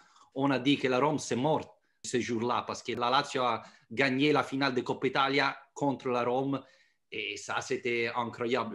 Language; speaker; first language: French; non-native, fluent; Italian